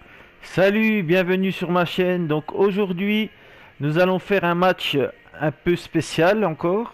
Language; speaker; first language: French; native; French